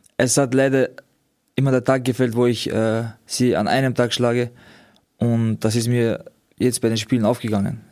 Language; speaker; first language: German; early bilingual, other home language; Georgian